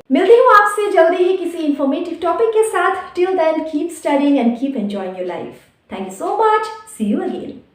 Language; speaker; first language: Hindi; non-native, local second language; Assamese